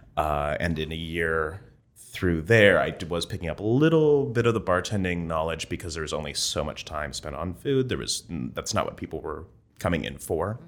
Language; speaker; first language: English; native; English